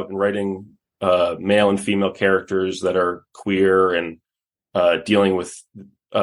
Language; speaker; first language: English; native; English